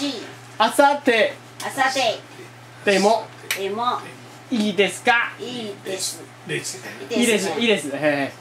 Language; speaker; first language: Japanese; non-native, learner; Chinese